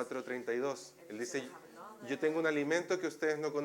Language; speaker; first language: Spanish; native; Spanish